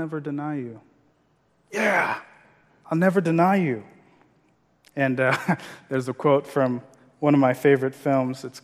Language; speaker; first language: English; non-native, local second language; Yoruba